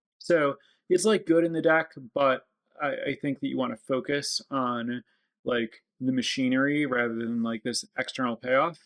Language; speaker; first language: English; native; English